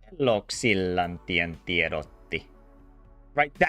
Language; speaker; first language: Finnish; non-native, learner; English